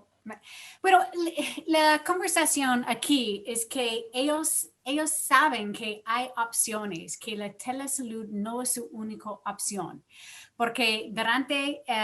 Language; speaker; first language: Spanish; non-native, fluent; English